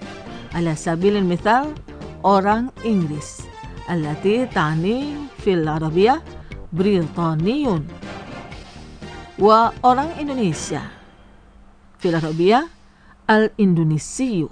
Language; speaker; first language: Arabic; non-native, fluent; Indonesian